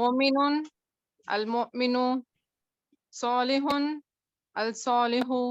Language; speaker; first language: Arabic; non-native, learner; Urdu